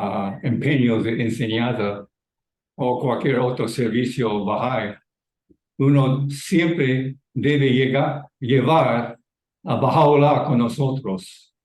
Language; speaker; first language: Spanish; non-native, fluent; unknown